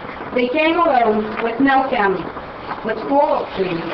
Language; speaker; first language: English; non-native, fluent; Hebrew